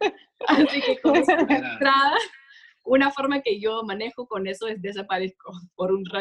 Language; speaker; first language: Spanish; non-native, fluent; English